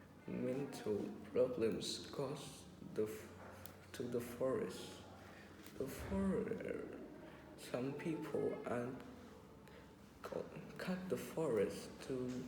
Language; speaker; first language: English; non-native, learner; Vietnamese